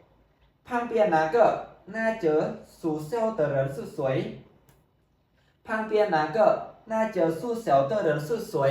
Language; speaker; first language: Chinese; non-native, fluent; Khmer